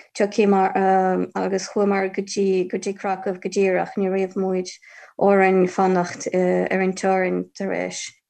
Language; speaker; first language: Irish; non-native, fluent; Ukrainian